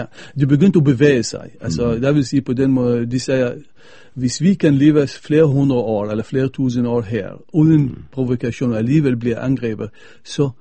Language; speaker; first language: Danish; non-native, fluent; Arabic